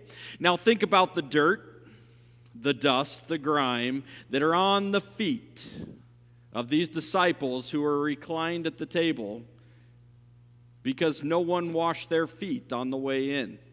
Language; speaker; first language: English; native; English